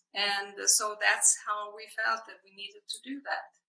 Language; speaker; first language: English; non-native, fluent; Hungarian